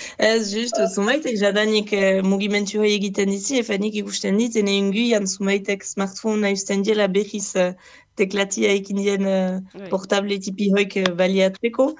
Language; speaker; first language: Basque; native; Basque